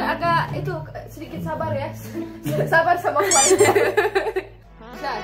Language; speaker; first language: Indonesian; early bilingual, other home language; Russian